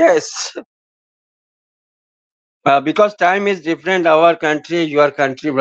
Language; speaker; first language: English; non-native, learner; Urdu